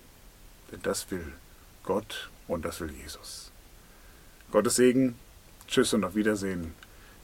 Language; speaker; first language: German; native; German